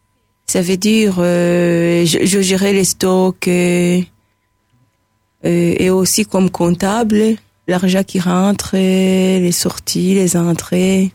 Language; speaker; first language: French; non-native, local second language; Rundi